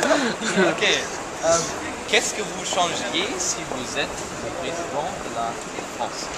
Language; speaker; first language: French; non-native, learner; German